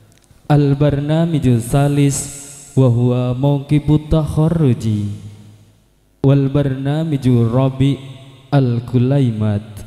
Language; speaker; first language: Arabic; non-native, fluent; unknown